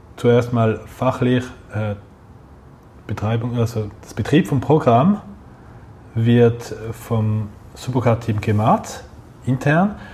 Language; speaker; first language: German; non-native, local second language; French